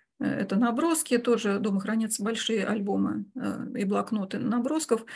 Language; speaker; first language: Russian; native; Russian